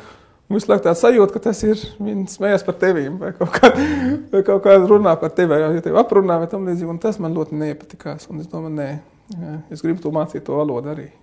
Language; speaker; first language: Latvian; non-native, fluent; Arabic